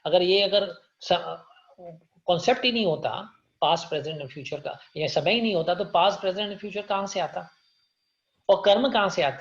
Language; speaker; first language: Hindi; native; Hindi